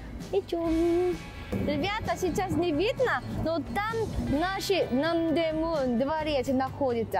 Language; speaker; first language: Russian; non-native, fluent; Korean